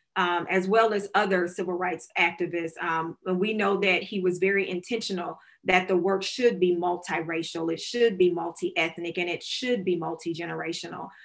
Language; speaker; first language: English; native; English